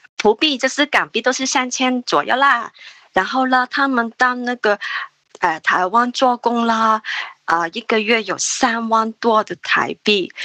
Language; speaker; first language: Chinese; non-native, local second language; Cantonese